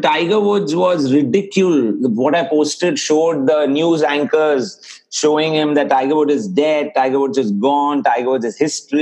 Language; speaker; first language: English; non-native, local second language; Hindi